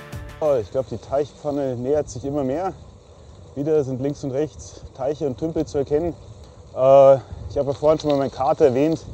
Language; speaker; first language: German; native; German